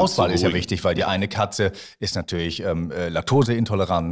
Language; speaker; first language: German; native; German